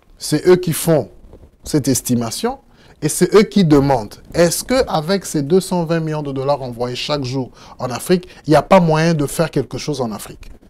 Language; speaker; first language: French; non-native, local second language; Lingala